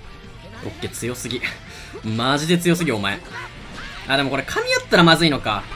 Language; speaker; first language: Japanese; native; Japanese